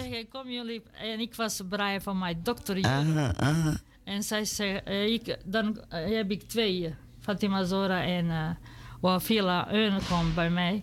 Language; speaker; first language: Dutch; non-native, learner; Serbian